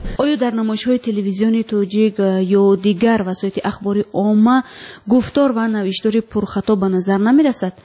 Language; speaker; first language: Persian; native; Persian